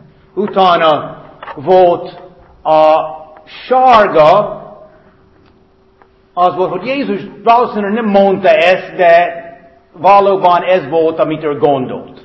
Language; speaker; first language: Hungarian; non-native, fluent; English